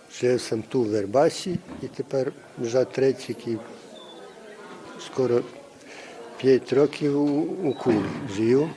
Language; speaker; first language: Ukrainian; early bilingual, heritage; Ukrainian